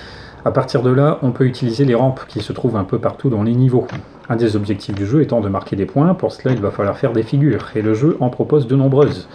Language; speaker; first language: French; native; French